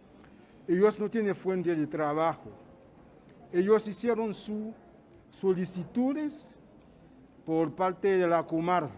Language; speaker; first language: Spanish; non-native, fluent; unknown